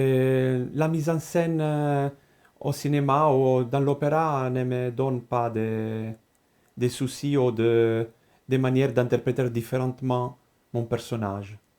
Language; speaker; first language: French; non-native, fluent; Italian